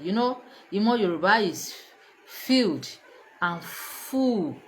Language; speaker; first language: English; non-native, local second language; Yoruba